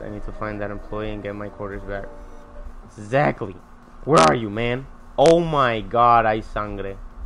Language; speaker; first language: English; non-native, local second language; Spanish